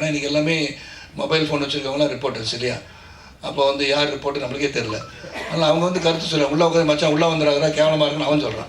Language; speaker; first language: Tamil; native; Tamil